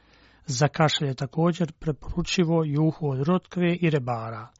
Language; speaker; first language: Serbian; non-native, fluent; Chinese